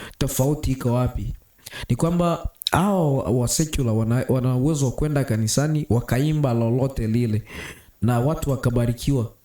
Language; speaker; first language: Swahili; native; Swahili